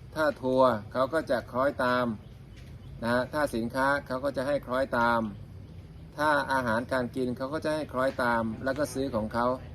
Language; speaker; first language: Thai; native; Thai